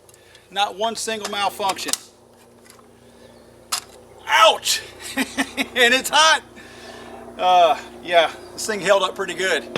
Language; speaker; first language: English; native; English